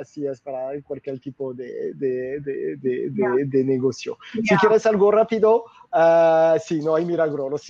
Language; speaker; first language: Spanish; non-native, fluent; French